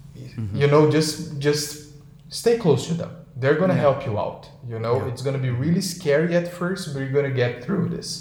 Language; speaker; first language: English; non-native, fluent; Portuguese